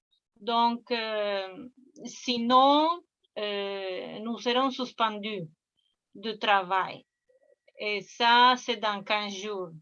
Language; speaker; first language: French; non-native, fluent; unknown